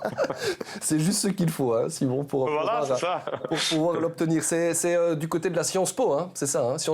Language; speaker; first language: French; native; French